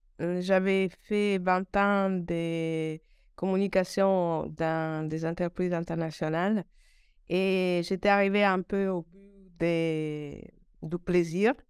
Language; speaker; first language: French; non-native, fluent; Italian